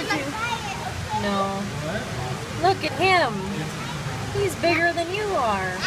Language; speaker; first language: English; native; English